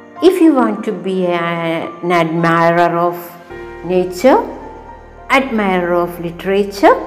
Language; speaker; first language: English; non-native, local second language; Malayalam